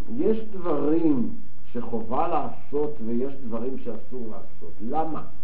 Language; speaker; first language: Hebrew; native; Hebrew